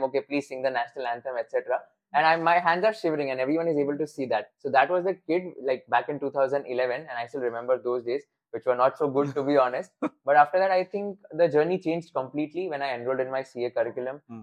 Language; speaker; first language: English; non-native, local second language; Hindi